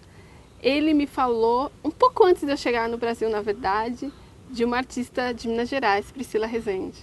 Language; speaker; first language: Portuguese; native; Portuguese